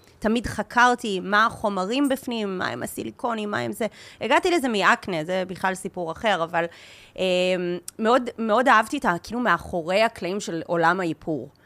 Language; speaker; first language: Hebrew; early bilingual, heritage; English